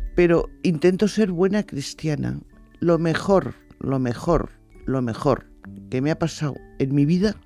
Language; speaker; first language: Spanish; native; Spanish